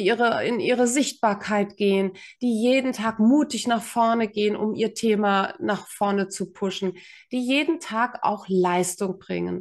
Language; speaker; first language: German; native; German